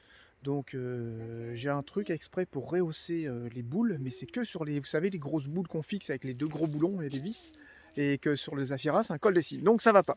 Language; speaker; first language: French; native; French